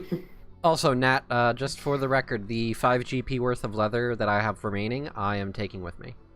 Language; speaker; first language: English; native; English